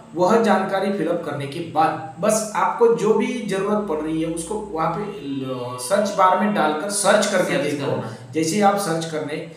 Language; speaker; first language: Hindi; non-native, local second language; Marathi